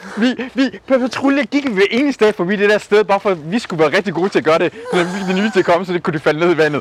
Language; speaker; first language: Danish; native; Danish